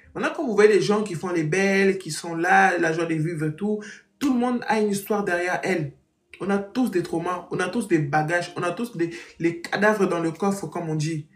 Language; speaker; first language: French; non-native, fluent; Portuguese